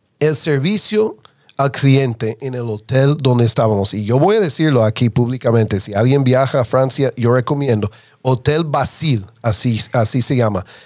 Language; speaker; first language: Spanish; non-native, fluent; English